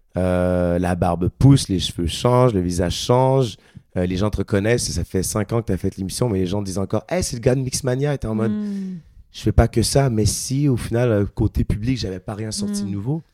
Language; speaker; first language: French; native; French